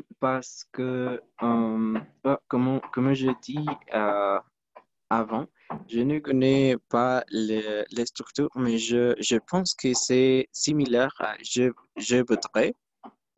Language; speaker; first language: French; non-native, learner; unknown